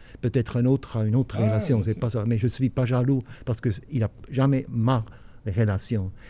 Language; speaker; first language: French; non-native, local second language; German